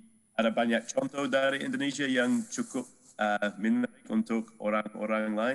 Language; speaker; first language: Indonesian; non-native, fluent; English